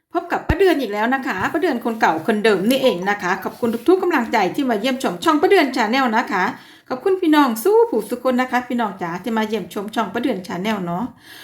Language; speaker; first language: Thai; native; Thai